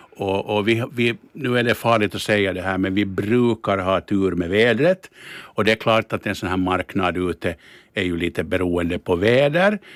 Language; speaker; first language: Swedish; native; Swedish